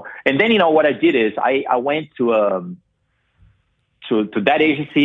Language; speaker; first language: English; non-native, fluent; Portuguese